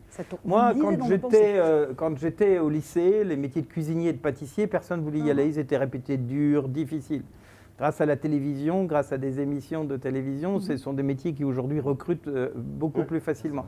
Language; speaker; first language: French; native; French